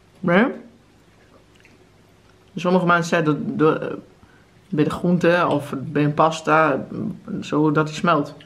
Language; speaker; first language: Dutch; native; Dutch